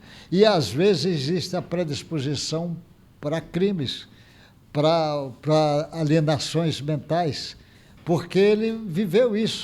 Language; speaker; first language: Portuguese; native; Portuguese